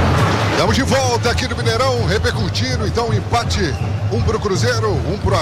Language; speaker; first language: Portuguese; native; Portuguese